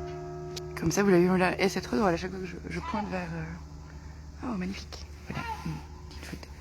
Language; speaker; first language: French; native; French